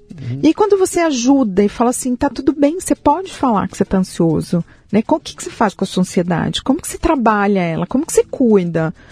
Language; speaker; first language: Portuguese; early bilingual, other home language; Spanish